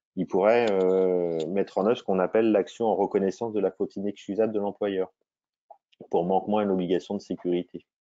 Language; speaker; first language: French; native; French